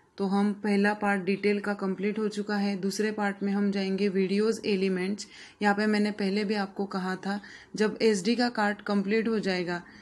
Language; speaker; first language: Hindi; non-native, local second language; Marathi